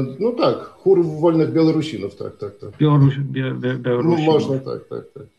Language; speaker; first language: Polish; non-native, fluent; Belarusian